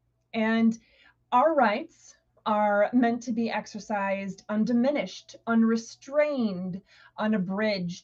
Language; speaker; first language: English; native; English